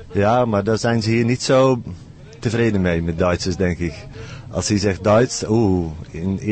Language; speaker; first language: German; non-native, learner; Dutch